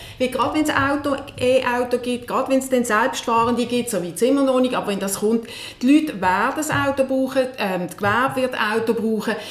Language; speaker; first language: German; native; German